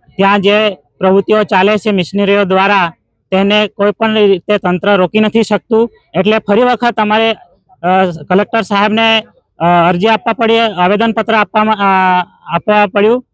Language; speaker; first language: Gujarati; native; Gujarati